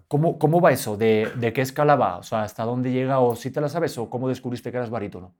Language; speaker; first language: Spanish; native; Spanish